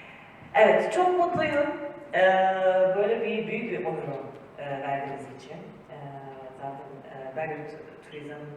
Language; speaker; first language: Turkish; early bilingual, heritage; Serbian